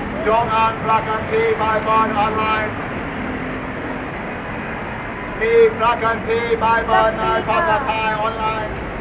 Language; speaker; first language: Thai; non-native, learner; English